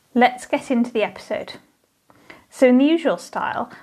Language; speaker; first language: English; native; English